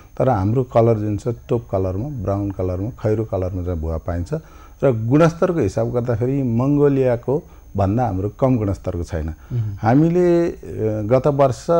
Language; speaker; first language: Nepali; native; Nepali